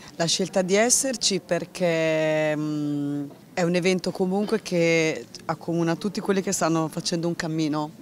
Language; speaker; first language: Italian; native; Italian